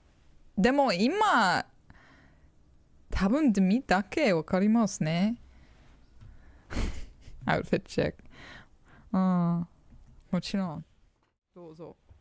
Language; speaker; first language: Japanese; non-native, learner; English